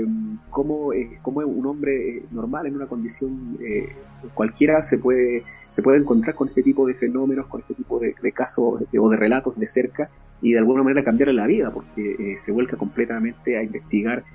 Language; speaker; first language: Spanish; native; Spanish